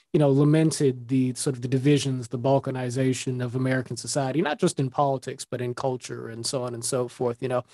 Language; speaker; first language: English; native; English